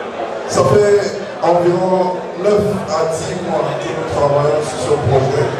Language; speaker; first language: French; non-native, learner; English